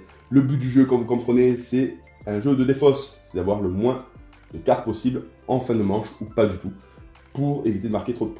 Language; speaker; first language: French; native; French